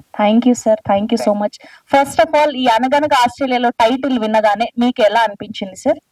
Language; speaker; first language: Telugu; native; Telugu